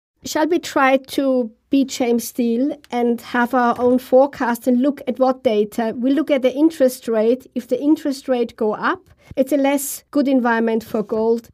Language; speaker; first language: English; non-native, fluent; German